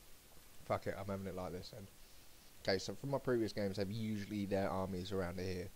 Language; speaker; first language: English; native; English